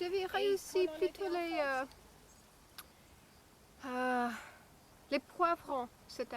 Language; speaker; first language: French; non-native, fluent; English